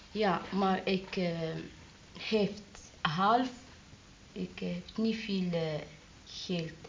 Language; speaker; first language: Dutch; non-native, learner; Arabic